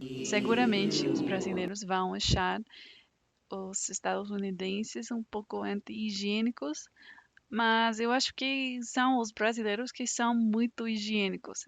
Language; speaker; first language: Portuguese; non-native, fluent; English